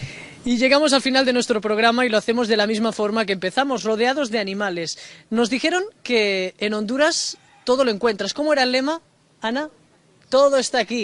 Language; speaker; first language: Spanish; native; Spanish